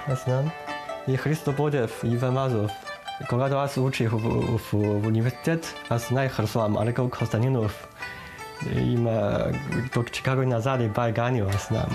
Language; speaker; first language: Bulgarian; non-native, learner; Chinese